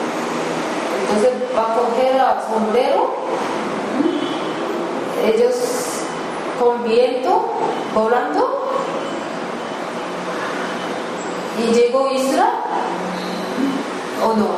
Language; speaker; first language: Spanish; non-native, learner; Japanese